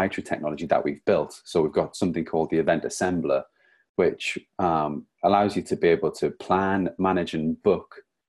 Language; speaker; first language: English; native; English